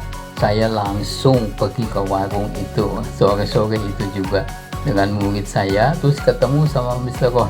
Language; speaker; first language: Indonesian; non-native, local second language; Dutch